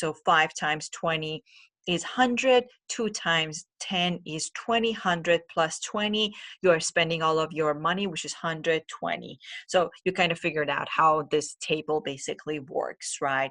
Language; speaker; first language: English; non-native, fluent; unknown